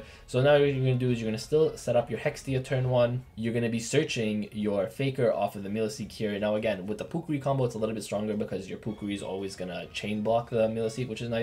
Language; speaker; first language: English; native; English